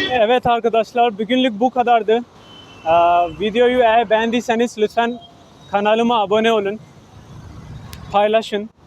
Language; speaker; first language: Turkish; non-native, fluent; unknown